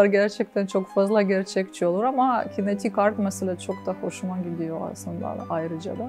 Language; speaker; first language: Turkish; non-native, fluent; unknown